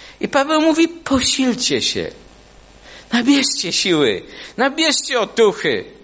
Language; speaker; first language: Polish; non-native, fluent; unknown